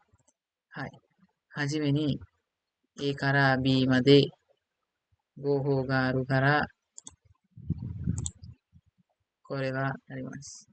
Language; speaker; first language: Japanese; non-native, learner; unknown